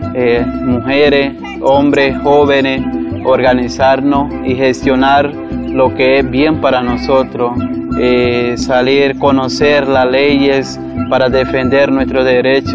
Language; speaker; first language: Spanish; non-native, local second language; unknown